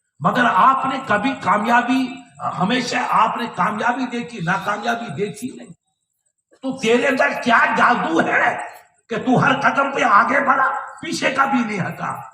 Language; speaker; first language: Urdu; non-native, local second language; Sindhi